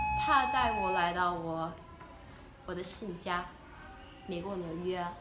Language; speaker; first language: Chinese; non-native, learner; English